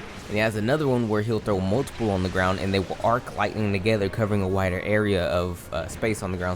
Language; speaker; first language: English; native; English